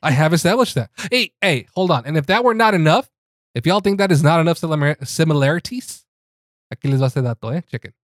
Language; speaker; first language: English; early bilingual, other home language; Spanish